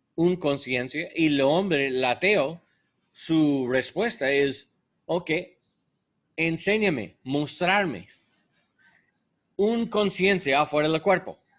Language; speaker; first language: Spanish; non-native, learner; English